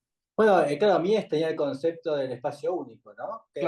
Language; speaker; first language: Spanish; native; Spanish